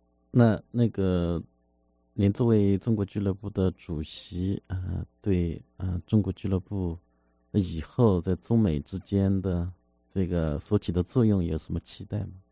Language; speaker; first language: Chinese; native; Chinese